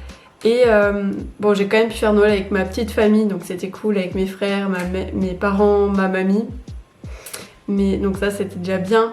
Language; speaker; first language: French; native; French